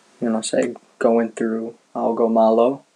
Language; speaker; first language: Spanish; non-native, learner; English